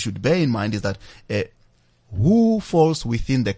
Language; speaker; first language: English; non-native, local second language; Venda